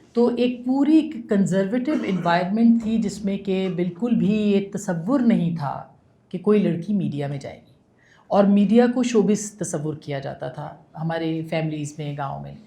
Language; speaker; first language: Urdu; native; Urdu